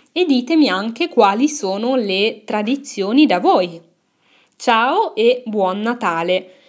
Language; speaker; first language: Italian; native; Italian